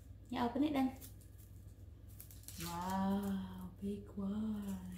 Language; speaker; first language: English; non-native, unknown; Javanese